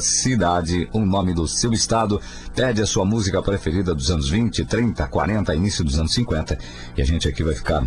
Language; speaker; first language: Portuguese; native; Portuguese